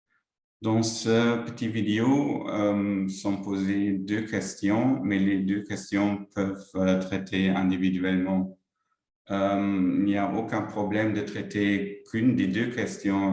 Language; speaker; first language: French; non-native, local second language; Luxembourgish